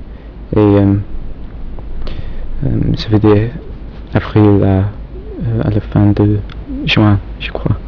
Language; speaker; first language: French; non-native, fluent; English